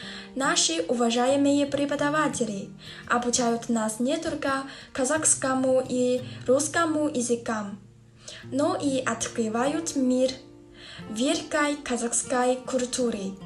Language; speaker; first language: Russian; non-native, learner; Chinese